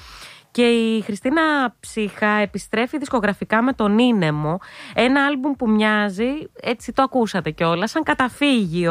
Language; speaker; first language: Greek; native; Greek